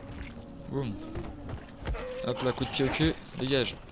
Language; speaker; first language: French; native; French